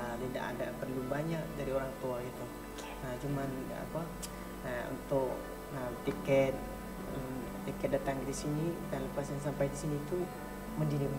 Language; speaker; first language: Indonesian; non-native, learner; Eastern Cham